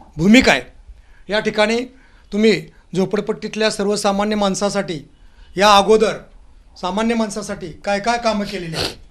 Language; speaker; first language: Marathi; native; Marathi